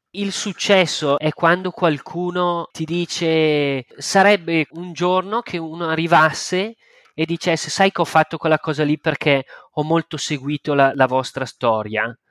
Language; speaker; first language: Italian; native; Italian